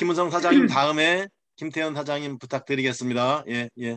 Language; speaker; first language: Korean; native; Korean